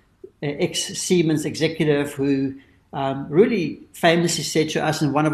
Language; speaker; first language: English; native; English